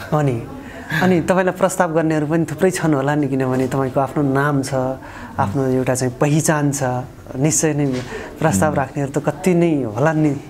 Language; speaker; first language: Nepali; native; Nepali